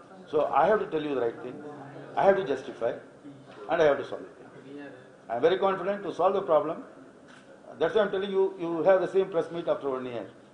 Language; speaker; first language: English; non-native, local second language; Tamil